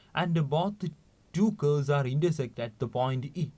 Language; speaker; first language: English; non-native, local second language; Malayalam